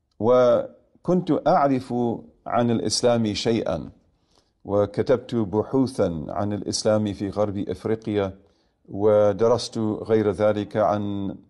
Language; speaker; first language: Arabic; non-native, fluent; English